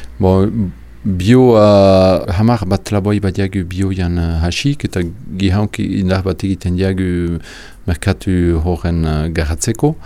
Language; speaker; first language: Basque; native; Basque